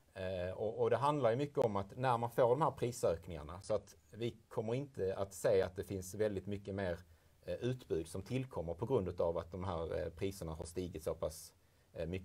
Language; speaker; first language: Swedish; native; Swedish